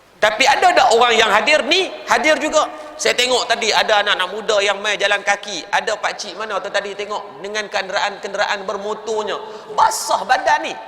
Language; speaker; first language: Malay; native; Malay